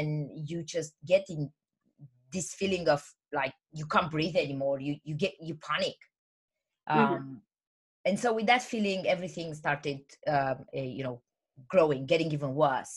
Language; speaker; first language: English; non-native, fluent; Romanian